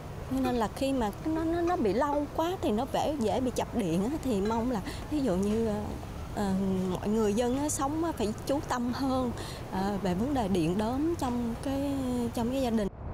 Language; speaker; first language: Vietnamese; native; Vietnamese